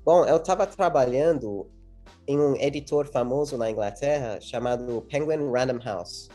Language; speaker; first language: Portuguese; early bilingual, heritage; English